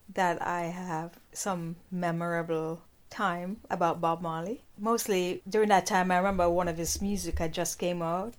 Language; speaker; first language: English; non-native, local second language; Jamaican Creole English